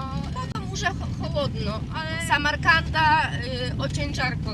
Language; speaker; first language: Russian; non-native, learner; Polish